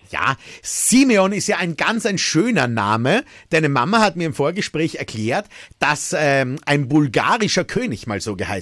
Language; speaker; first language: German; native; German